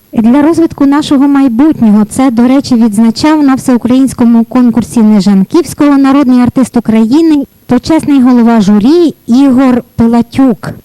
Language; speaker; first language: Ukrainian; native; Ukrainian